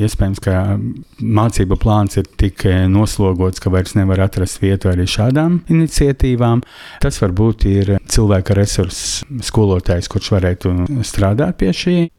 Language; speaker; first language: Latvian; native; Latvian